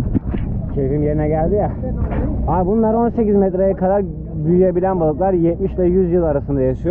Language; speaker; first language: Turkish; native; Turkish